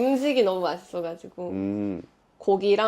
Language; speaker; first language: Korean; non-native, fluent; Japanese